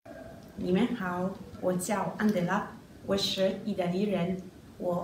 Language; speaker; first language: Chinese; non-native, learner; Italian